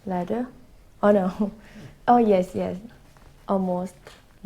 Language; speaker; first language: English; non-native, learner; Thai